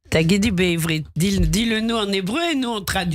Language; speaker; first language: French; native; French